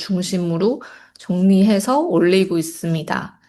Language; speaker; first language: Korean; non-native, fluent; Chinese